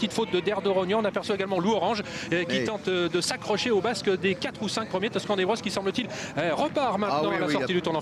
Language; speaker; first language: French; native; French